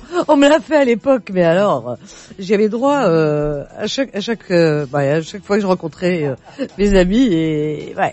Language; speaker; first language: French; native; French